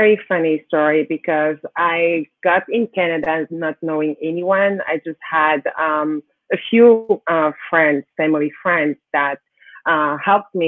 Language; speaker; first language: English; non-native, local second language; French